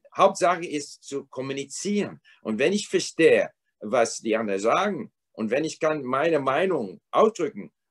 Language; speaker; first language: German; non-native, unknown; English